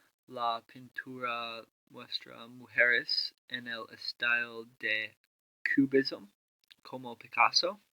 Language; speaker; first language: Spanish; non-native, learner; English